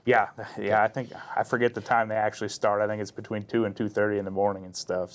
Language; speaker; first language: English; native; English